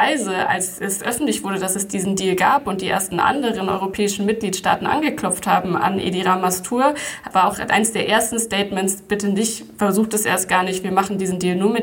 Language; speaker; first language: German; native; German